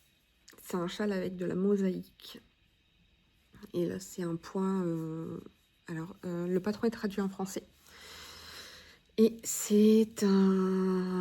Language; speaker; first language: French; native; French